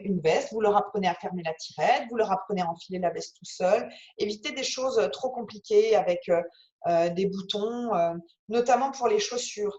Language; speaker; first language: French; native; French